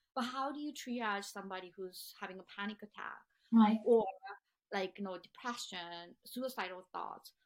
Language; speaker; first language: English; non-native, fluent; Japanese